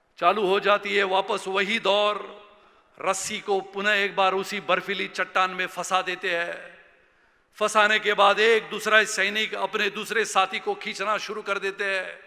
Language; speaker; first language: Hindi; non-native, local second language; Marathi